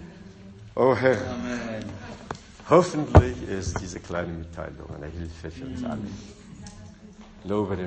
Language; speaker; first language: German; non-native, fluent; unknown